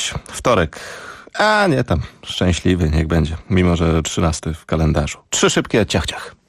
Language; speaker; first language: Polish; native; Polish